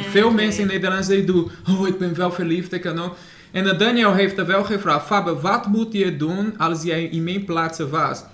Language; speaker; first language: Dutch; non-native, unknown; Portuguese